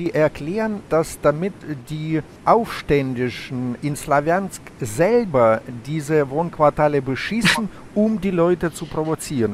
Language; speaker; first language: German; non-native, fluent; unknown